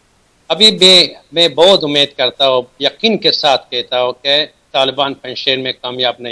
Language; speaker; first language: Hindi; non-native, fluent; Persian